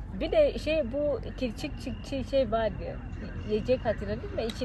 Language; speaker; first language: Turkish; non-native, fluent; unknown